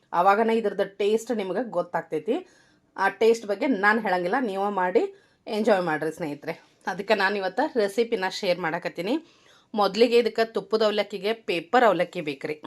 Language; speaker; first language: Kannada; native; Kannada